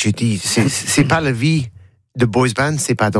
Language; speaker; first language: French; non-native, learner; English